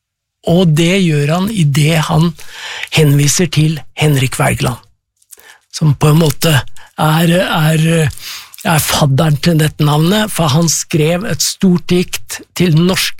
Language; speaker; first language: Norwegian; native; Norwegian